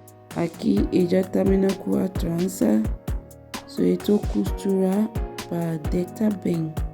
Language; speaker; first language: Portuguese; non-native, learner; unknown